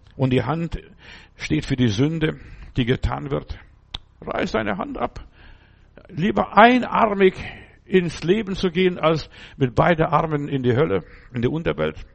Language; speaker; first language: German; non-native, fluent; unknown